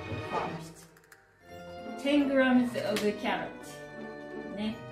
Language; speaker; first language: English; non-native, learner; Japanese